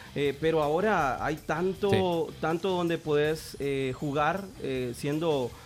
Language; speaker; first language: Spanish; native; Spanish